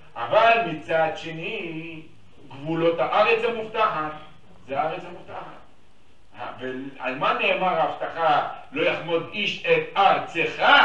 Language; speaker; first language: Hebrew; native; Hebrew